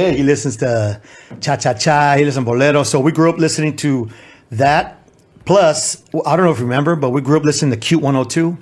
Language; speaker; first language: English; native; English